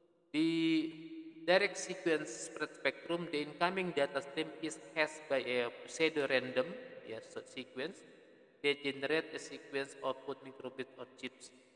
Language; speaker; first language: English; non-native, fluent; Indonesian